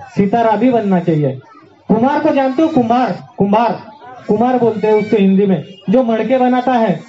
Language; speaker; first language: Hindi; non-native, local second language; Marathi